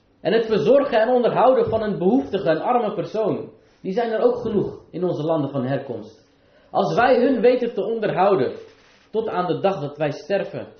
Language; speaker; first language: Dutch; early bilingual, other home language; Arabic